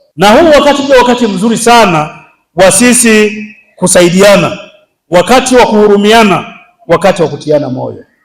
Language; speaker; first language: Swahili; native; Swahili